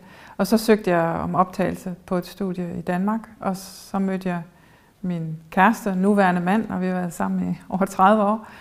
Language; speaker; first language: Danish; early bilingual, heritage; German